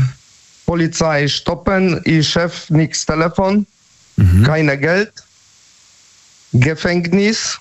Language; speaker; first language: German; non-native, learner; Polish